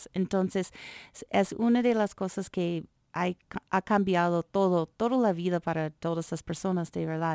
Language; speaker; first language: Spanish; non-native, fluent; English